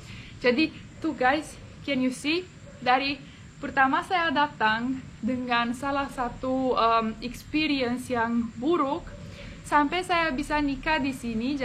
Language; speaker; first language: Indonesian; non-native, fluent; Romanian